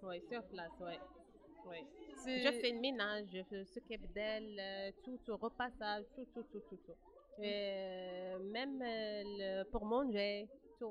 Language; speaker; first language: French; non-native, learner; Arabic